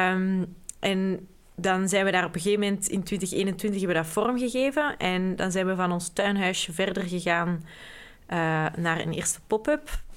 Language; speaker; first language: Dutch; native; Dutch